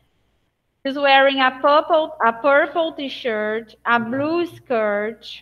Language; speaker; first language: English; non-native, fluent; Portuguese